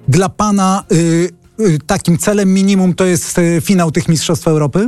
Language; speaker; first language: Polish; native; Polish